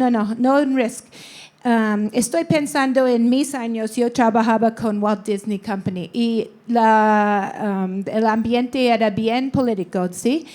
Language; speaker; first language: Spanish; non-native, learner; English